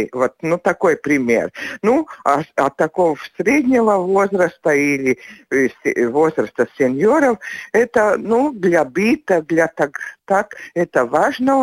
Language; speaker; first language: Russian; non-native, local second language; Latvian